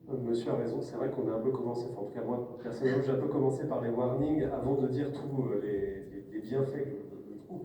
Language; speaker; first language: French; native; French